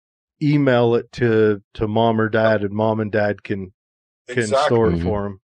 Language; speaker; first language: English; native; English